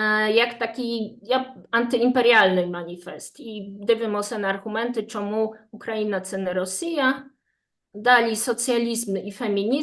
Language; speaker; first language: Ukrainian; non-native, fluent; Polish